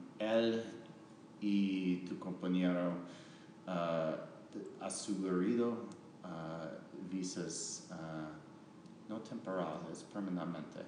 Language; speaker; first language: Spanish; non-native, learner; English